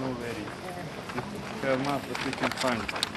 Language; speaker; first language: English; non-native, learner; Bosnian